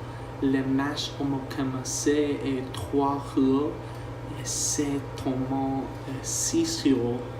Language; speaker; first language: French; non-native, learner; English